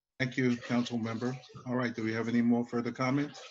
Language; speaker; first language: English; native; English